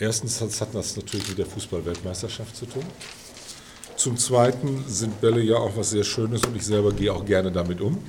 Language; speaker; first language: German; native; German